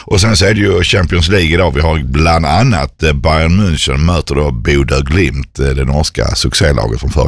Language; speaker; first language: Swedish; native; Swedish